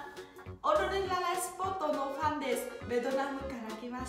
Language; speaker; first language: Japanese; non-native, learner; Vietnamese